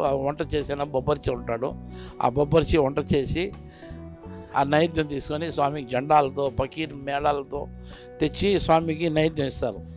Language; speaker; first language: Telugu; non-native, local second language; Urdu